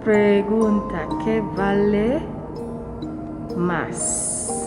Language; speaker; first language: Spanish; non-native, learner; English